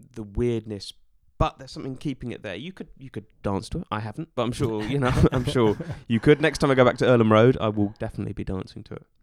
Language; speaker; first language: English; native; English